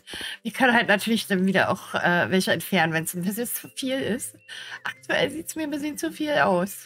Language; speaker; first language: German; native; German